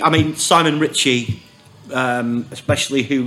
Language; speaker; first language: English; native; English